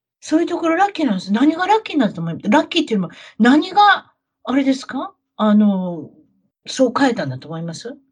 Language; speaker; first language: Japanese; native; Japanese